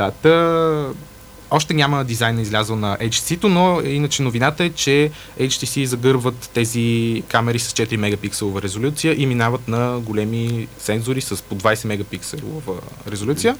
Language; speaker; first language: Bulgarian; native; Bulgarian